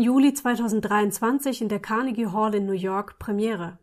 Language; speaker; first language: German; native; German